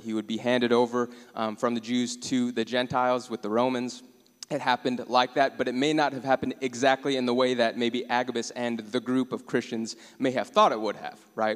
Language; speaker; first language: English; native; English